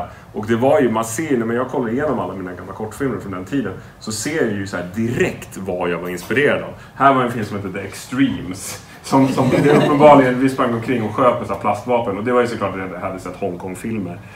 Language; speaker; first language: Swedish; native; Swedish